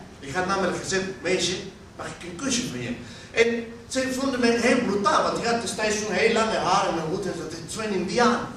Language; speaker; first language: Dutch; non-native, fluent; Spanish